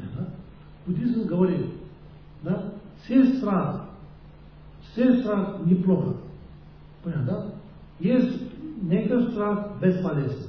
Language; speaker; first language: Russian; non-native, learner; Tibetan